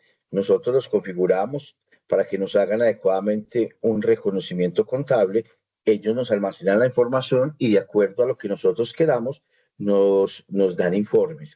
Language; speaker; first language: Spanish; native; Spanish